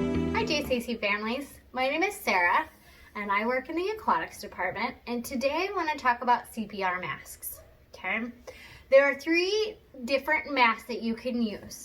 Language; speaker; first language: English; native; English